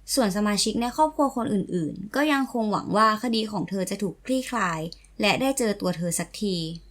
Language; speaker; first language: Thai; native; Thai